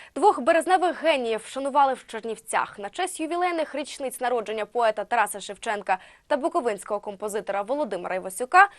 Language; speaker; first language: Ukrainian; native; Ukrainian